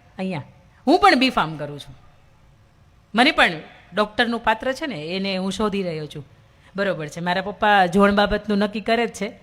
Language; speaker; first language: Gujarati; native; Gujarati